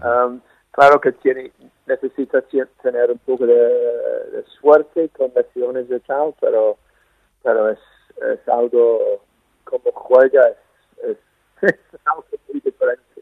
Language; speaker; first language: Spanish; non-native, fluent; English